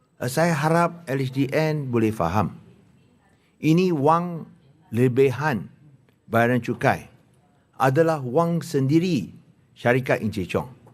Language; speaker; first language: Malay; non-native, local second language; Chinese